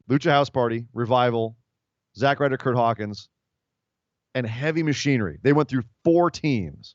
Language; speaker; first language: English; native; English